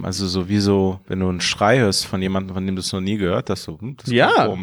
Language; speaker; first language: German; early bilingual, other home language; Persian